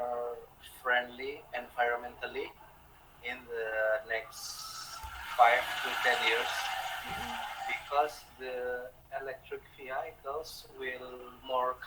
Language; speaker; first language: English; non-native, fluent; Indonesian